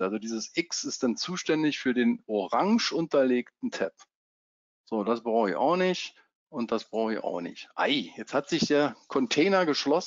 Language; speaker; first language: German; native; German